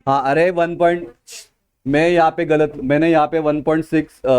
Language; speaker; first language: Hindi; non-native, local second language; Marathi